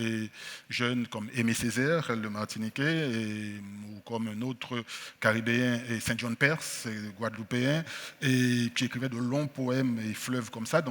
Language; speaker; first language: French; non-native, local second language; Haitian Creole